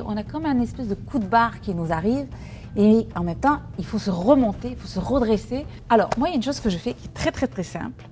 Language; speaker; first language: French; native; French